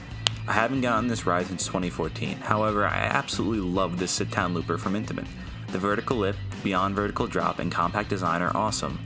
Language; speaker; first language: English; native; English